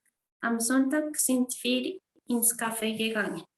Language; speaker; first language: German; non-native, fluent; Spanish